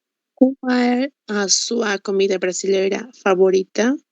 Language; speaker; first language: Portuguese; non-native, learner; Spanish